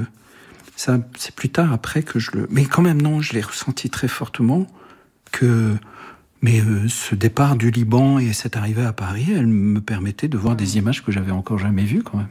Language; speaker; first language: French; native; French